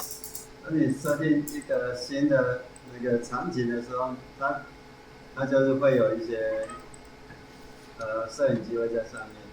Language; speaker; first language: Chinese; native; Chinese